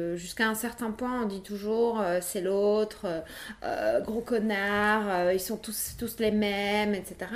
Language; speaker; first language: French; early bilingual, other home language; Polish